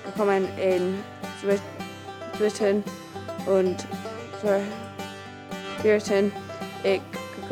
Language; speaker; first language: German; non-native, learner; English